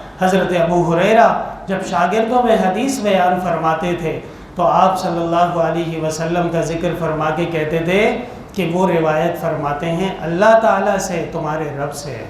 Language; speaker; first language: Urdu; non-native, local second language; Pashto